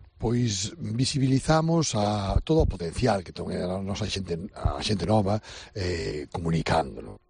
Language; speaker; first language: Galician; native; Galician